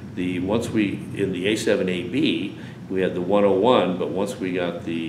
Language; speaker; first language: English; native; English